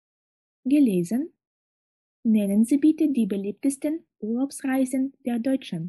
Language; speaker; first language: German; non-native, fluent; Russian